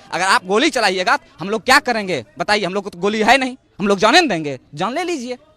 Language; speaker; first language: Hindi; native; Hindi